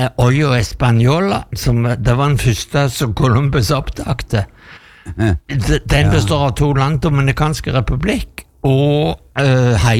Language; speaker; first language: Norwegian; non-native, learner; Spanish